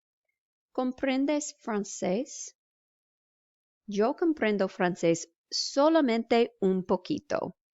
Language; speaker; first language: Spanish; non-native, fluent; English